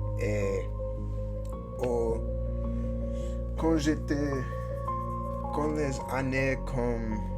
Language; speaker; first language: French; non-native, learner; English